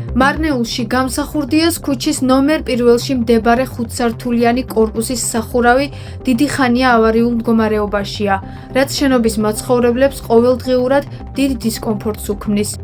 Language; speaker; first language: Georgian; non-native, local second language; Azerbaijani